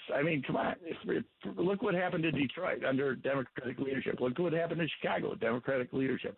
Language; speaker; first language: English; native; English